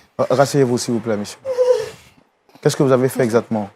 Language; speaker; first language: French; native; French